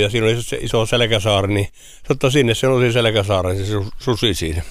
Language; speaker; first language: Finnish; native; Finnish